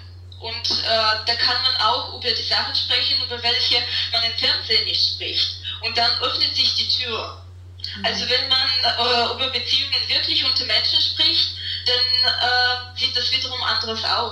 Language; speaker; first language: German; non-native, fluent; Russian